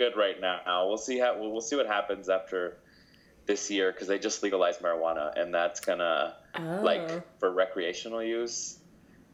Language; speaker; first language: English; early bilingual, other home language; Spanish